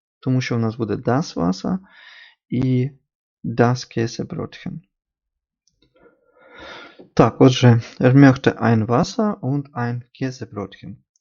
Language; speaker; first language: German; non-native, fluent; Ukrainian